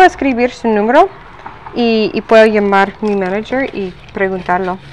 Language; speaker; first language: Spanish; non-native, learner; English